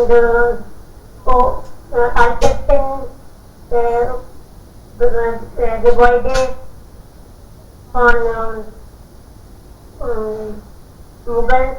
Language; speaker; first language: German; non-native, learner; Hindi